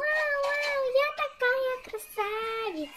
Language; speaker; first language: Russian; non-native, local second language; Kazakh